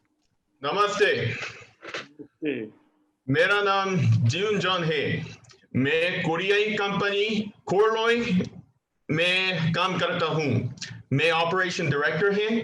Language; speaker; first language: Hindi; non-native, learner; Korean